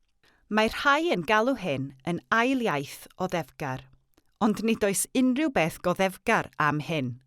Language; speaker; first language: Welsh; native; Welsh